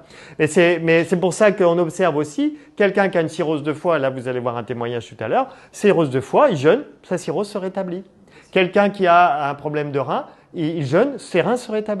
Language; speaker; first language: French; native; French